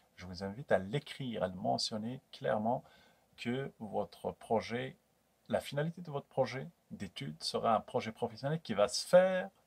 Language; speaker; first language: French; non-native, local second language; Kabyle